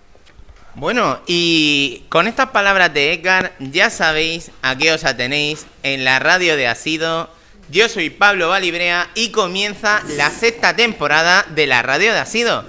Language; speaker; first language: Spanish; native; Spanish